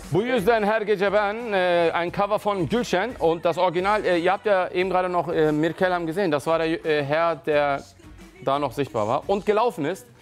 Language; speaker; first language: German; early bilingual, other home language; Turkish